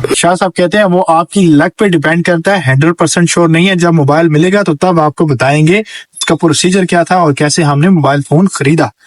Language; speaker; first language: Urdu; non-native, local second language; Punjabi